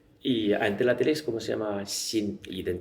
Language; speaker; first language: Spanish; non-native, learner; Chinese